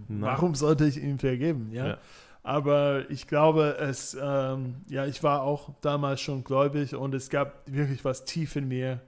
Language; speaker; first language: German; non-native, fluent; English